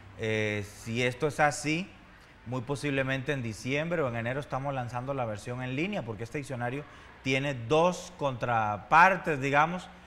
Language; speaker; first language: Spanish; native; Spanish